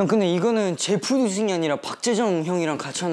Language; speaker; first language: Korean; early bilingual, heritage; Korean